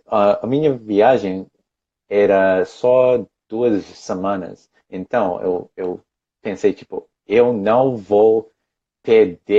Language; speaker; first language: Portuguese; non-native, fluent; English